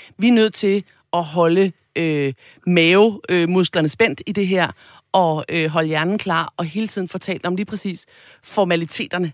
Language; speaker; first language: Danish; native; Danish